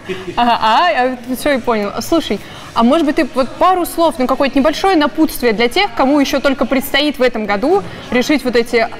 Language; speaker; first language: Russian; native; Russian